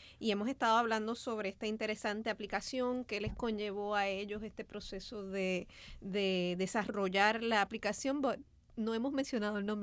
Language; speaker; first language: Spanish; native; Spanish